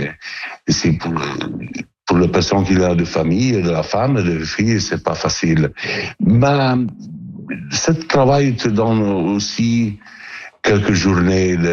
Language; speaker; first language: French; non-native, learner; Italian